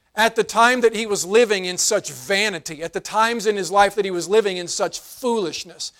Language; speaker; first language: English; native; English